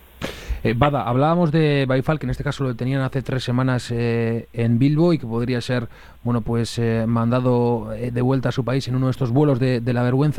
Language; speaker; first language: Spanish; native; Spanish